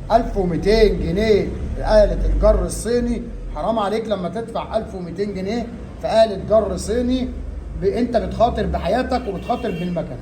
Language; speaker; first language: Arabic; native; Arabic